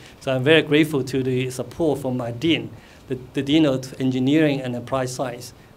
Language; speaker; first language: English; non-native, fluent; Cantonese